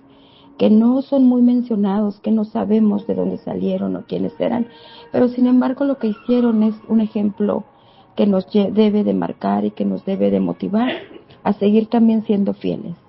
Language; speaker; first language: Spanish; native; Spanish